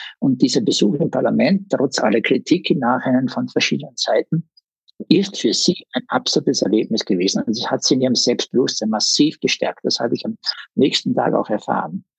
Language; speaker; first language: German; native; German